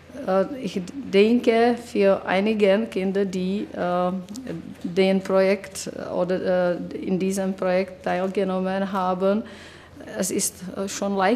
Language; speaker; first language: German; non-native, fluent; Czech